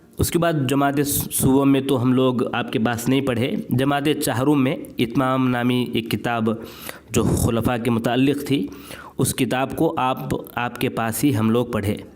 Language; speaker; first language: Urdu; native; Urdu